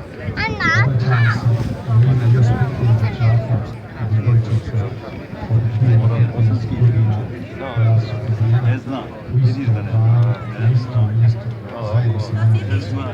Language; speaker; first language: Bosnian; native; Bosnian